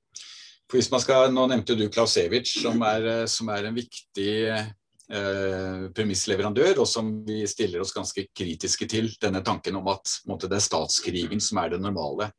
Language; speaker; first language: Norwegian; native; Norwegian